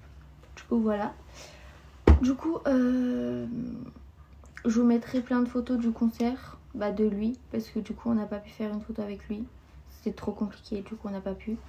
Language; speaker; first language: French; native; French